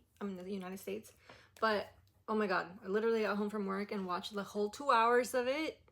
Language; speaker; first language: English; early bilingual, other home language; Spanish